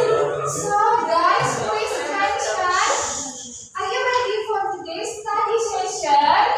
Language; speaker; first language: English; non-native, learner; Indonesian